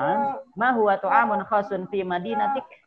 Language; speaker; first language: Arabic; non-native, learner; Indonesian